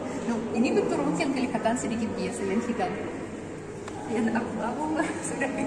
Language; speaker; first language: Indonesian; non-native, fluent; Russian